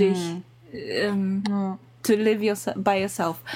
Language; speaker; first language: German; non-native, learner; Japanese